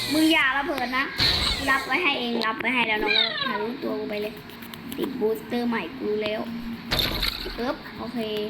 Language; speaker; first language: Thai; native; Thai